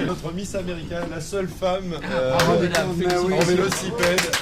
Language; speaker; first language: French; native; French